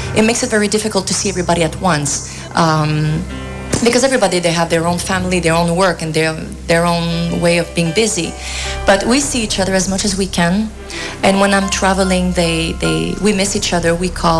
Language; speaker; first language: English; non-native, fluent; French